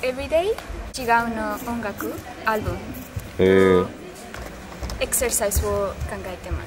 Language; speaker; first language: Japanese; non-native, learner; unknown